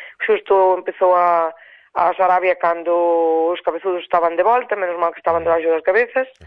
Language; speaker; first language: Galician; native; Galician